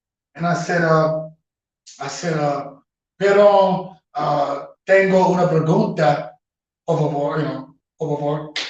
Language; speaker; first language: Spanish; non-native, learner; English